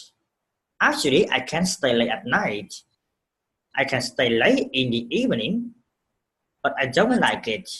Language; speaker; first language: English; non-native, fluent; Vietnamese